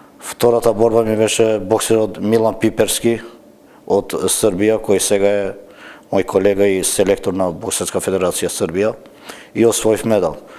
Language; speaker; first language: Macedonian; non-native, local second language; Albanian